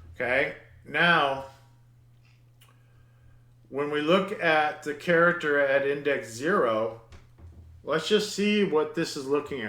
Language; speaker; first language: English; native; English